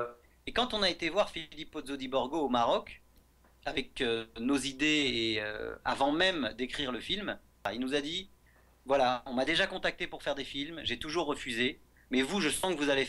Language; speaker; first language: French; native; French